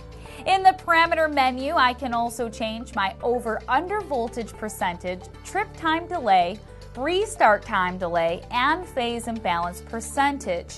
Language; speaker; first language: English; native; English